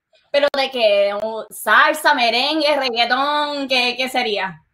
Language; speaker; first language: Spanish; native; Spanish